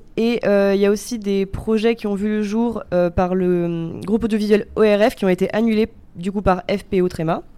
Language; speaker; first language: French; native; French